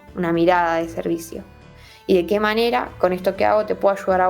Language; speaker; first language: Spanish; native; Spanish